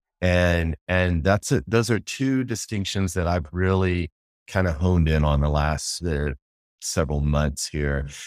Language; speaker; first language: English; native; English